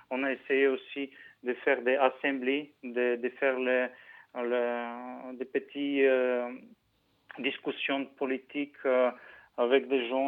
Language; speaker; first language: French; non-native, fluent; Bulgarian